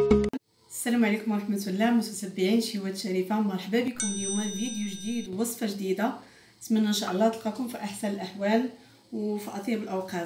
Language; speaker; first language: Arabic; native; Arabic